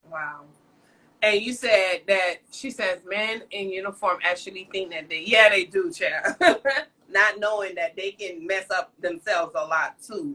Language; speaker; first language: English; native; English